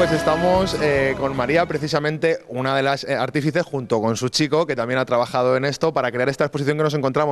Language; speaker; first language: Spanish; native; Spanish